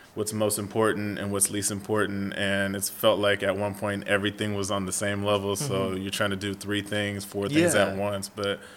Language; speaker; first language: English; native; English